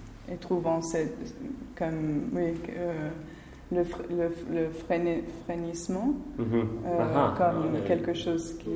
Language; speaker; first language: French; non-native, fluent; Spanish